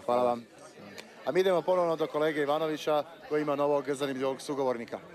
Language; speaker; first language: Croatian; native; Croatian